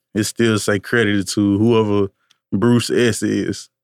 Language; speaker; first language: English; native; English